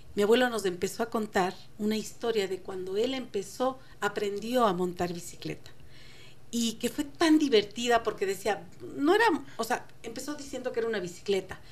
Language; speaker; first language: Spanish; native; Spanish